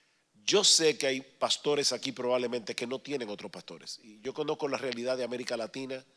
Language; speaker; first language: Spanish; native; Spanish